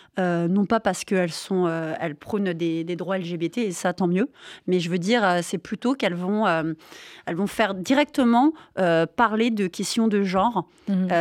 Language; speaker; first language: French; native; French